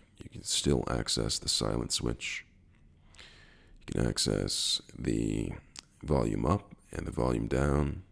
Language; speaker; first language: English; native; English